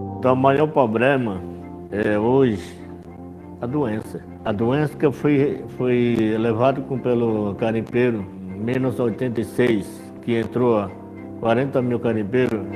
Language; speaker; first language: Portuguese; non-native, local second language; Yanomámi